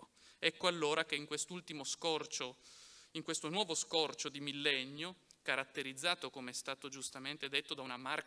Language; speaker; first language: Italian; native; Italian